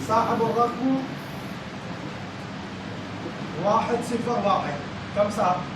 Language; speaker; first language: Arabic; non-native, fluent; Urdu